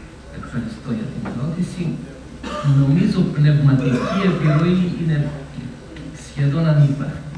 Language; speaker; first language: Greek; non-native, fluent; Macedonian